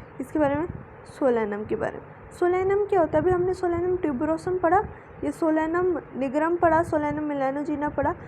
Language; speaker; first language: Hindi; native; Hindi